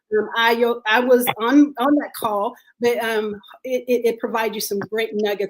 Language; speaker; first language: English; native; English